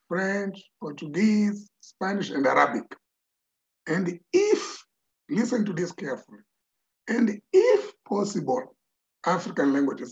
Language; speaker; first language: English; non-native, fluent; Tsonga